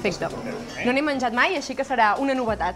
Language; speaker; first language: Catalan; native; Catalan